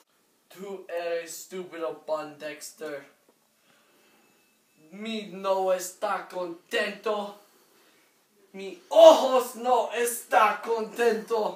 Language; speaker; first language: Spanish; non-native, learner; English